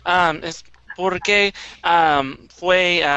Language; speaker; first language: Spanish; non-native, learner; English